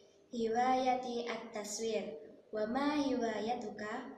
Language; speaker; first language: Arabic; non-native, learner; Indonesian